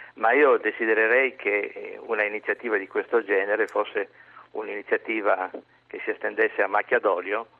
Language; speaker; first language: Italian; native; Italian